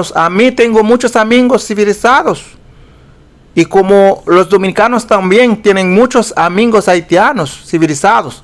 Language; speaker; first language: Spanish; non-native, fluent; Haitian Creole